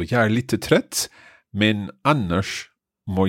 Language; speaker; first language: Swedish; non-native, learner; English